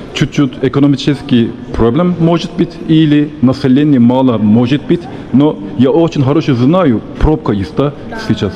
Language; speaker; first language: Russian; non-native, learner; Turkish